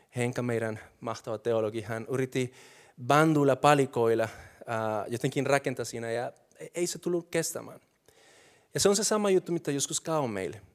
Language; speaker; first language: Finnish; non-native, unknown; Spanish